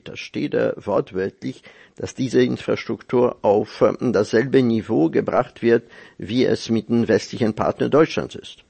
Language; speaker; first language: German; non-native, fluent; Polish